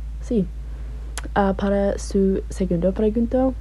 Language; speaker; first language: Spanish; non-native, learner; English